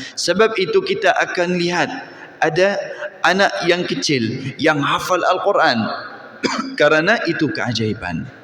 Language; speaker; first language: Malay; non-native, fluent; Arabic